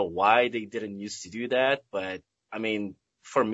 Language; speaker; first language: English; non-native, fluent; Portuguese